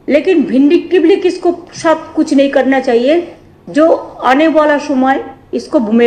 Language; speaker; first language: Hindi; non-native, local second language; Bangla